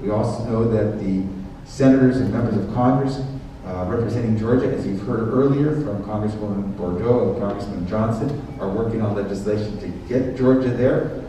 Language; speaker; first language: English; early bilingual, other home language; Spanish